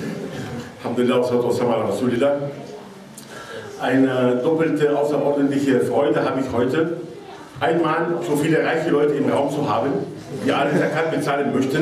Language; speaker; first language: German; non-native, fluent; Arabic